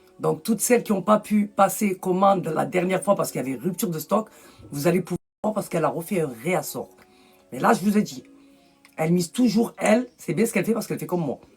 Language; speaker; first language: French; early bilingual, other home language; Arabic